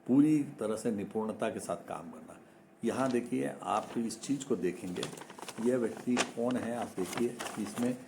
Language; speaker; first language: Hindi; non-native, local second language; Malayalam